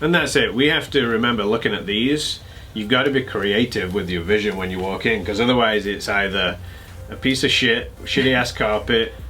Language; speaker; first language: English; native; English